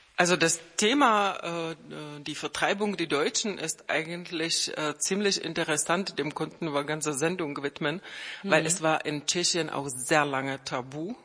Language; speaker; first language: German; non-native, fluent; Czech